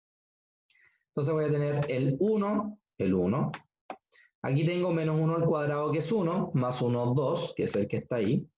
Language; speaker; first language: Spanish; native; Spanish